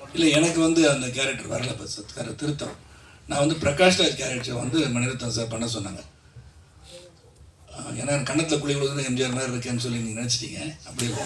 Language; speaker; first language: Tamil; native; Tamil